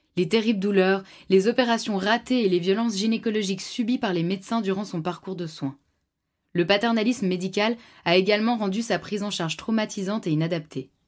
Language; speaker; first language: French; native; French